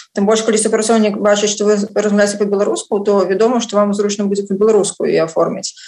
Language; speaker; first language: Belarusian; non-native, local second language; Russian